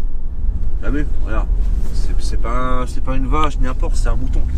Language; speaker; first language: French; native; French